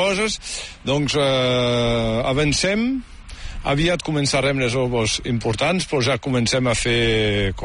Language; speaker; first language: Catalan; native; Catalan